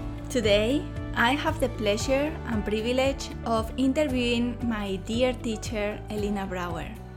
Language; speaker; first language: English; non-native, fluent; Spanish